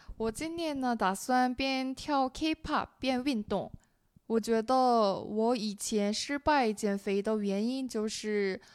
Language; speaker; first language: Chinese; non-native, fluent; Korean